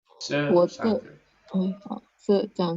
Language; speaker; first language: Chinese; non-native, learner; Indonesian